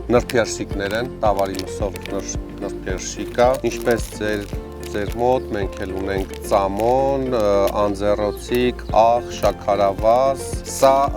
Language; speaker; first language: Armenian; early bilingual, heritage; Armenian